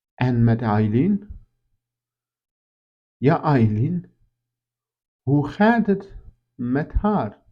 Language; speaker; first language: Dutch; non-native, fluent; Turkish